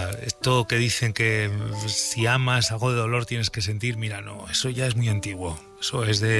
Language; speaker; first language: Spanish; native; Spanish